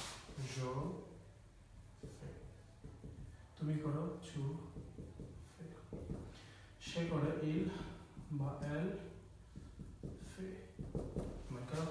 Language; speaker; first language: French; non-native, fluent; Bangla